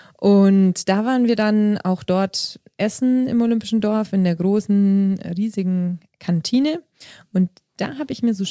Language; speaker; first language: German; native; German